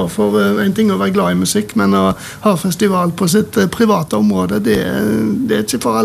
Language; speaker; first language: Norwegian; native; Norwegian